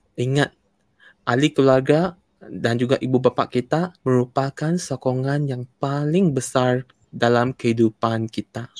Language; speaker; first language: Malay; non-native, local second language; Chinese